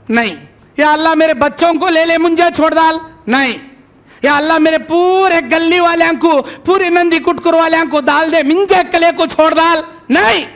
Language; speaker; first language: Hindi; native; Hindi